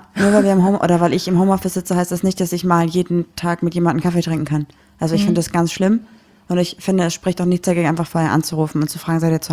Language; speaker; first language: German; native; German